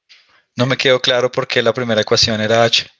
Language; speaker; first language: Spanish; native; Spanish